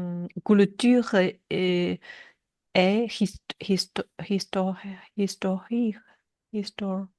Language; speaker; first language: French; non-native, learner; Chinese